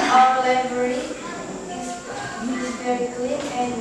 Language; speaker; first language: English; non-native, learner; Indonesian